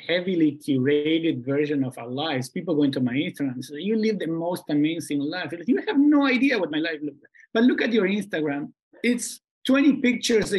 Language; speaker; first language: English; non-native, fluent; Spanish